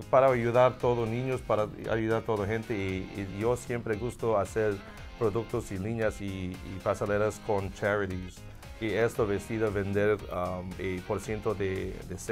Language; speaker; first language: Spanish; non-native, learner; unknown